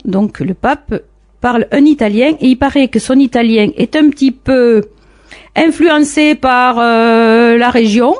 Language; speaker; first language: French; native; French